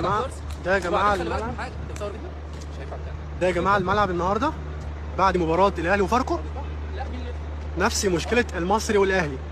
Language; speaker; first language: Arabic; native; Arabic